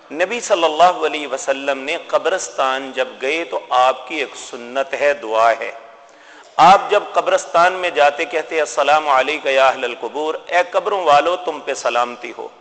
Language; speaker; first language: Urdu; non-native, local second language; Punjabi